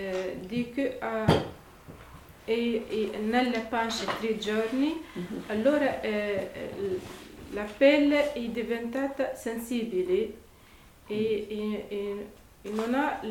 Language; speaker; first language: Italian; non-native, learner; Arabic